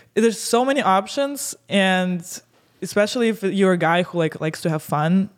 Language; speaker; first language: English; non-native, fluent; Russian